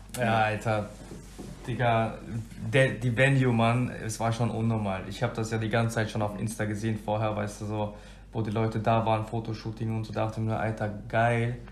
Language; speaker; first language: German; early bilingual, other home language; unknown